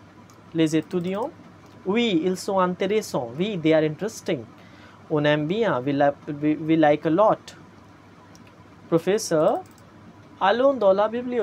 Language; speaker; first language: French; non-native, fluent; Hindi